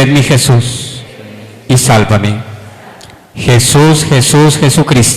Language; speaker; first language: Spanish; native; Spanish